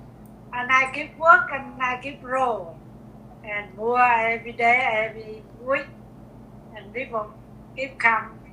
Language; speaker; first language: English; non-native, learner; Vietnamese